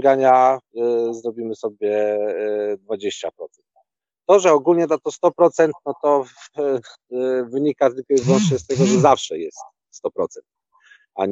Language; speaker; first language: Polish; native; Polish